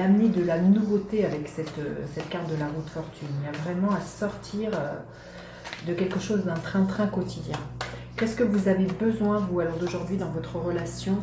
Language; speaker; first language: French; native; French